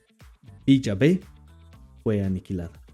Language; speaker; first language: Spanish; non-native, fluent; English